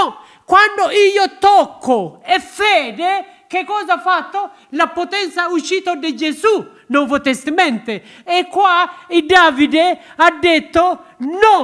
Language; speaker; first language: Italian; non-native, learner; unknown